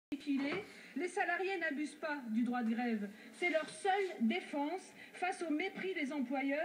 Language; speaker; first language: French; native; French